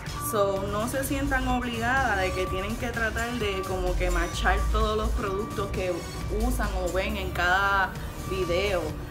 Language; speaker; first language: Spanish; early bilingual, heritage; Spanish